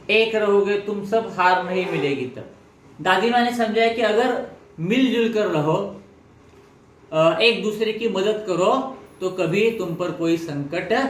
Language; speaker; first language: Hindi; non-native, local second language; Marathi